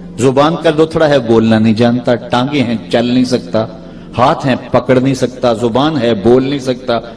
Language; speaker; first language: Urdu; non-native, local second language; Punjabi